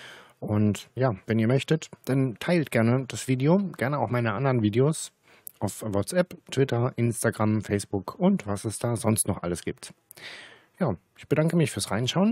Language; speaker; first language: German; native; German